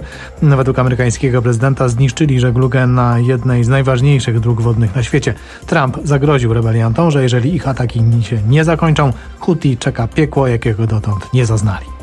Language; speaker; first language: Polish; native; Polish